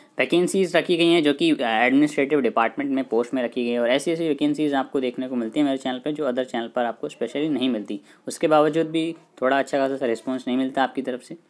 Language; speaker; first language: Hindi; native; Hindi